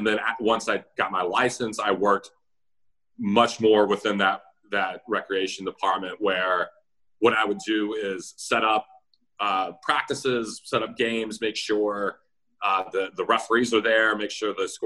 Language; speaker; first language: English; native; English